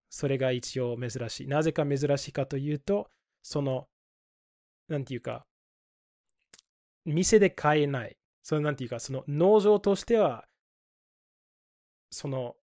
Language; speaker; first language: Japanese; non-native, fluent; English